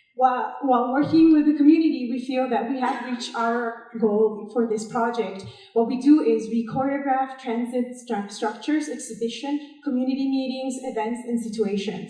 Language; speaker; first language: English; non-native, fluent; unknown